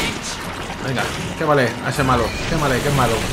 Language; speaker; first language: Spanish; native; Spanish